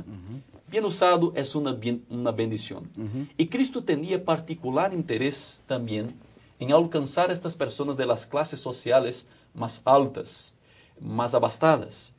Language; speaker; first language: Spanish; non-native, fluent; Portuguese